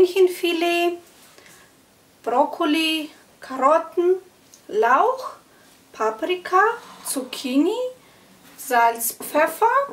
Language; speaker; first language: German; non-native, fluent; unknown